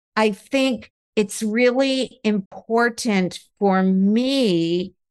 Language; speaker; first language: English; native; English